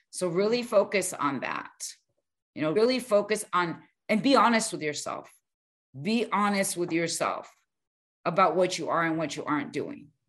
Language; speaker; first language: English; early bilingual, other home language; Spanish